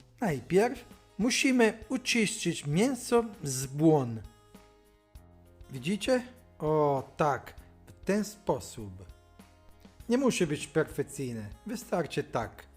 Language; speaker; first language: Polish; non-native, learner; Italian